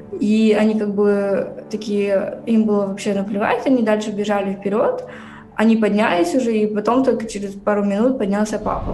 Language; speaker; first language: Russian; native; Russian